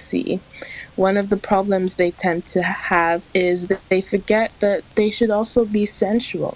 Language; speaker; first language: English; native; English